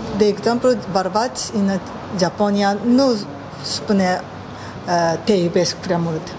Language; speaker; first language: Romanian; non-native, learner; Japanese